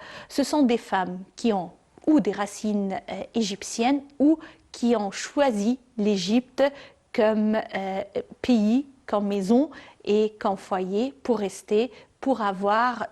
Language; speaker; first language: French; non-native, fluent; Arabic